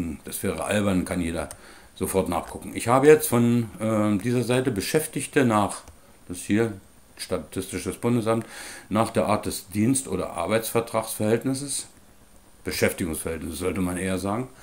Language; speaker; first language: German; native; German